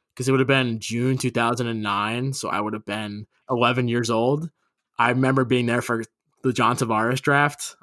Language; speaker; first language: English; native; English